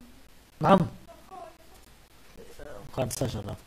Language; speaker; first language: Arabic; native; Arabic